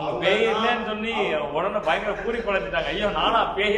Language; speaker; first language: Tamil; native; Tamil